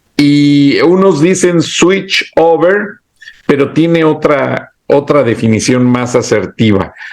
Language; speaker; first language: Spanish; native; Spanish